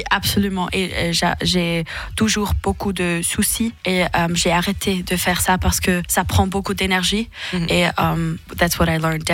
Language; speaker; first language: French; non-native, local second language; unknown